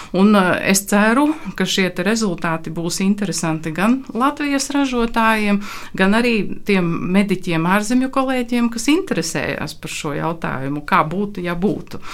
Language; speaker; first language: Latvian; native; Latvian